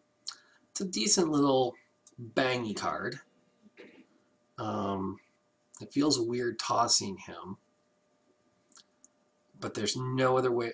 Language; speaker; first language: English; native; English